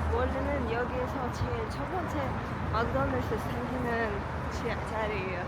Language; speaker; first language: Korean; non-native, learner; Russian